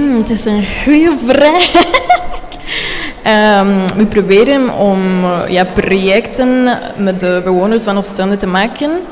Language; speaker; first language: Dutch; non-native, learner; Spanish